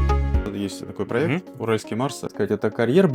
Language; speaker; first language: Russian; native; Russian